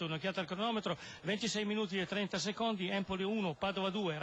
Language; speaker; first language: Italian; native; Italian